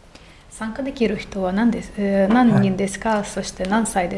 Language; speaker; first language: Japanese; non-native, fluent; Ukrainian